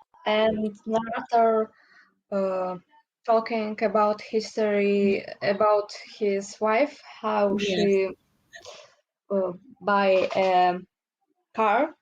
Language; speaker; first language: English; non-native, learner; Russian